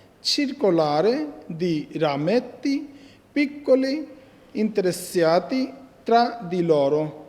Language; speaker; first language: Italian; non-native, fluent; Bangla